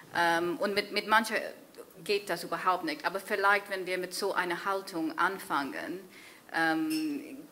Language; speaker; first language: German; non-native, fluent; English